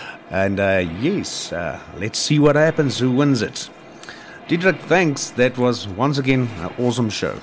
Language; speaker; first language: English; non-native, local second language; Afrikaans